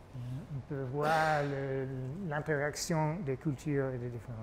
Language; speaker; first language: French; non-native, fluent; English